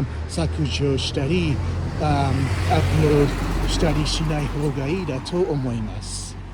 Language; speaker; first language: Japanese; non-native, fluent; English